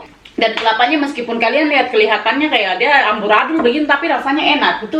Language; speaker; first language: Indonesian; native; Indonesian